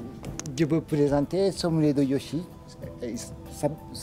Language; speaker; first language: French; non-native, learner; Japanese